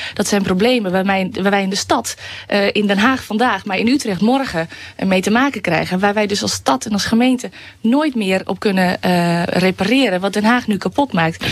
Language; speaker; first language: Dutch; native; Dutch